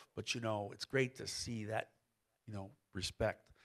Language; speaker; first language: English; native; English